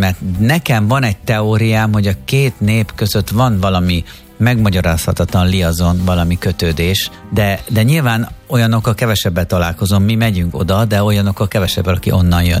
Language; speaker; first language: Hungarian; native; Hungarian